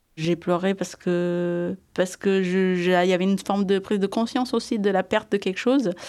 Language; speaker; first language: French; early bilingual, other home language; Amharic